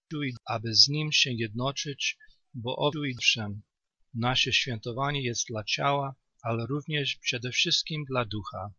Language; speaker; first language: Polish; native; Polish